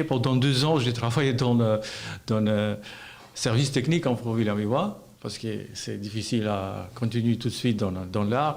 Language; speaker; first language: French; non-native, learner; Albanian